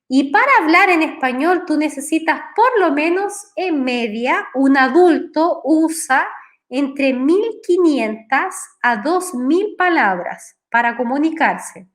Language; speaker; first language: Spanish; non-native, fluent; Portuguese